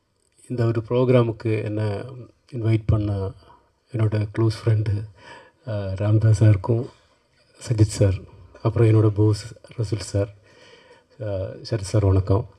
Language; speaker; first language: Tamil; non-native, learner; Malayalam